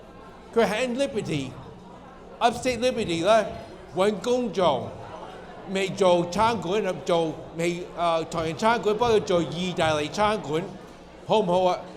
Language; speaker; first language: Cantonese; early bilingual, heritage; Cantonese